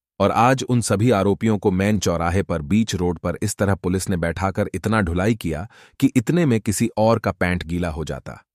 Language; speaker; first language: Hindi; native; Hindi